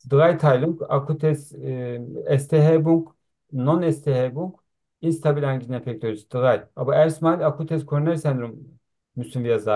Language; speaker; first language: German; non-native, learner; Turkish